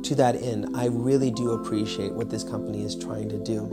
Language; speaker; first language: English; native; English